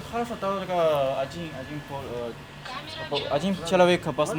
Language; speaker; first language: Russian; non-native, learner; Chinese